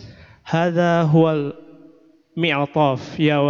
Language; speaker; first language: Arabic; non-native, learner; Indonesian